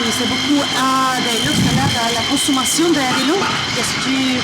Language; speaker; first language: French; non-native, learner; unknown